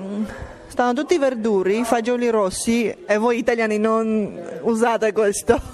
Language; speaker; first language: Italian; non-native, learner; Armenian